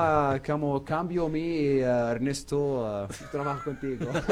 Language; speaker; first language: Spanish; non-native, learner; Arabic